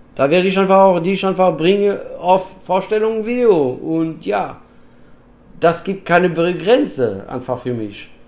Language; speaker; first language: German; non-native, learner; French